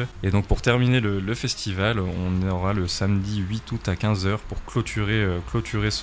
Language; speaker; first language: French; native; French